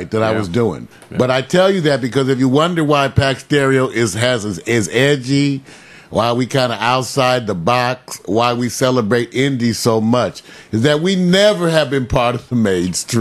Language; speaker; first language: English; native; English